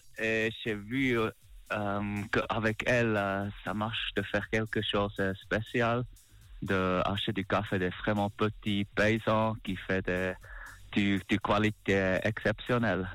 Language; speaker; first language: French; non-native, learner; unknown